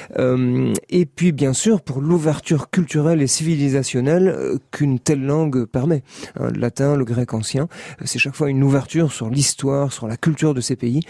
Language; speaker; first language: French; native; French